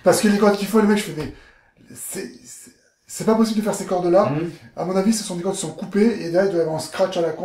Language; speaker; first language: French; native; French